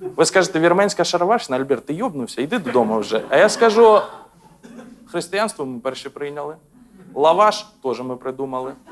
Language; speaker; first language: Ukrainian; non-native, local second language; Russian